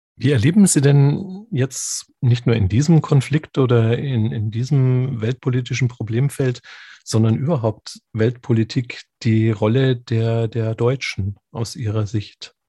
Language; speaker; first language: German; native; German